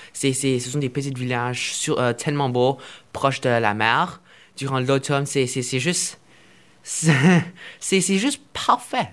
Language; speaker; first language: French; non-native, fluent; Chinese